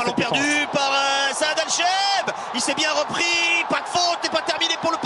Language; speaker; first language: French; native; French